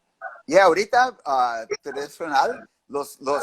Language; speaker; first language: Spanish; early bilingual, heritage; English